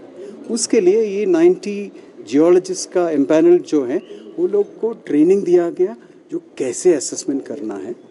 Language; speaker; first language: Hindi; non-native, local second language; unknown